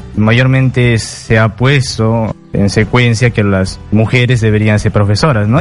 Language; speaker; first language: Spanish; non-native, local second language; Quechua